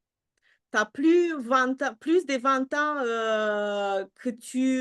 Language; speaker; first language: French; non-native, fluent; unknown